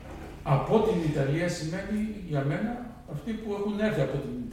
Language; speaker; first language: Greek; native; Greek